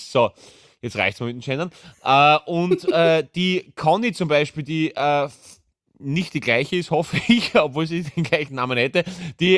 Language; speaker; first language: German; native; German